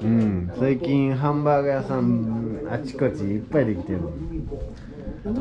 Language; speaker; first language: Japanese; non-native, fluent; English